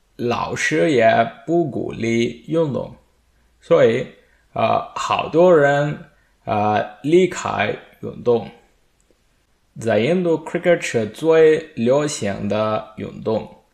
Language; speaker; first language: Chinese; non-native, learner; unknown